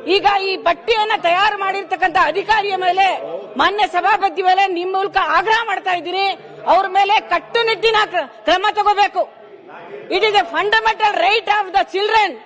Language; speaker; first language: Kannada; non-native, local second language; Urdu